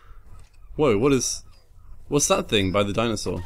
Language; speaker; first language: English; native; English